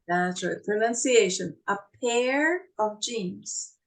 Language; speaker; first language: English; non-native, fluent; Portuguese